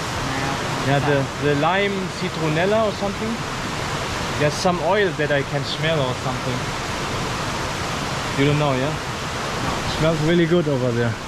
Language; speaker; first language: English; non-native, fluent; German